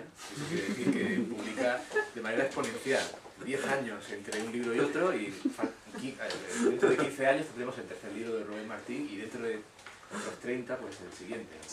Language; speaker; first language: Spanish; native; Spanish